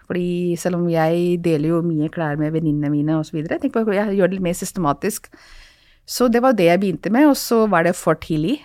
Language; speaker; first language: Norwegian; non-native, fluent; Hindi